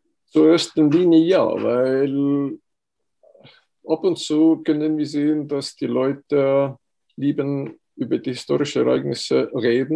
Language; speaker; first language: German; non-native, fluent; Estonian